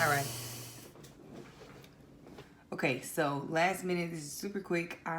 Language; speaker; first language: English; native; English